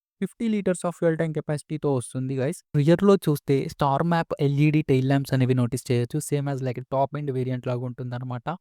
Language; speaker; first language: Telugu; native; Telugu